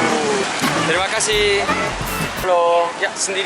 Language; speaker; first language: Indonesian; non-native, learner; Korean